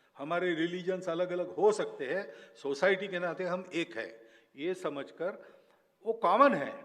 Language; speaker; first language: Hindi; non-native, local second language; Marathi